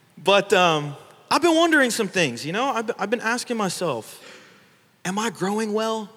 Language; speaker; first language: English; early bilingual, other home language; Filipino